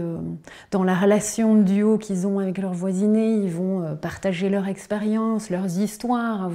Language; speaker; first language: French; native; French